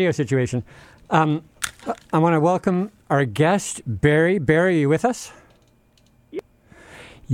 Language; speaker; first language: English; native; English